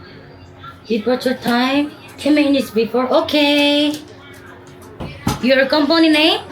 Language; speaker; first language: English; non-native, learner; Korean